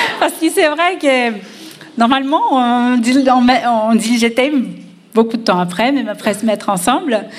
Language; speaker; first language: French; non-native, fluent; Portuguese